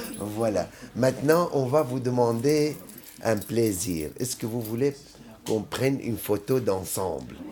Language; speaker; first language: French; non-native, fluent; Arabic